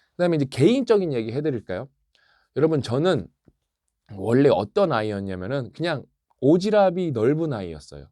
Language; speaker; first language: Korean; native; Korean